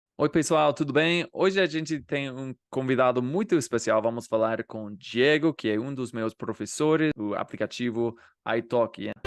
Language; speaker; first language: Portuguese; non-native, fluent; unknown